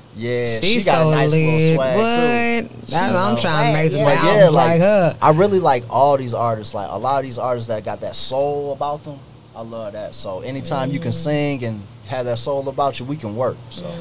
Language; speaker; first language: English; native; English